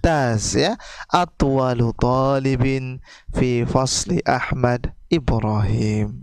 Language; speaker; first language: Arabic; non-native, fluent; Indonesian